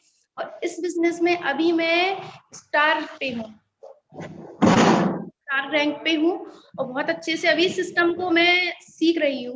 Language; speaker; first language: Hindi; native; Hindi